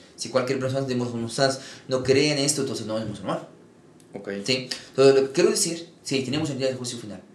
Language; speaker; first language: Spanish; non-native, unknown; Arabic